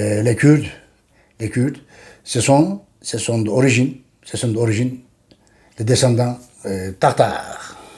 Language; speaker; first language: French; non-native, learner; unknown